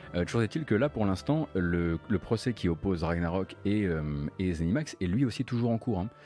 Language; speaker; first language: French; native; French